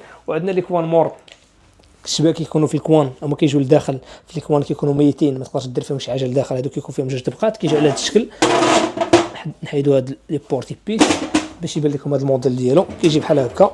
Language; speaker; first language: Arabic; native; Arabic